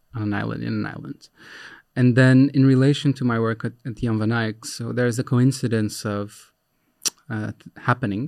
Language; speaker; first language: English; non-native, fluent; Portuguese